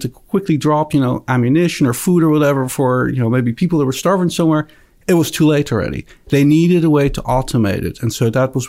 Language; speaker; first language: English; non-native, fluent; Dutch